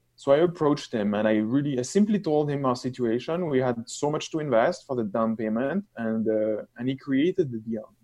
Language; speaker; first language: English; non-native, fluent; French